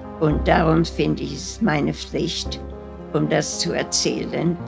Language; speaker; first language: German; early bilingual, heritage; German